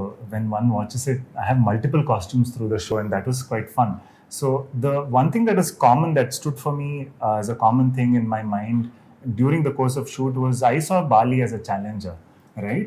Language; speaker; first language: English; non-native, local second language; Kannada